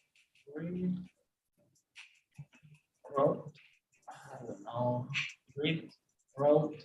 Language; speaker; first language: English; non-native, learner; Spanish